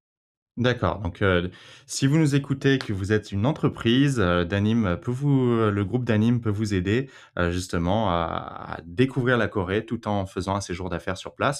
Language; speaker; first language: French; native; French